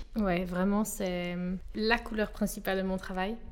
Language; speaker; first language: French; native; French